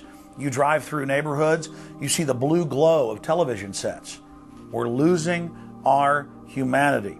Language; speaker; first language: English; native; English